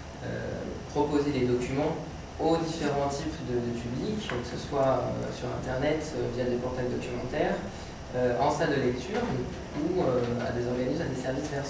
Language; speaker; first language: French; native; French